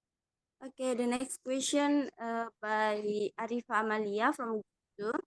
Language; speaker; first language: English; non-native, learner; Indonesian